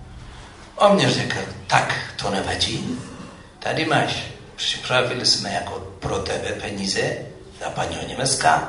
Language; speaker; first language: Czech; non-native, fluent; Amharic